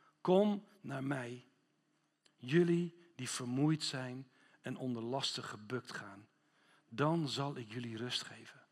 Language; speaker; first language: Dutch; non-native, fluent; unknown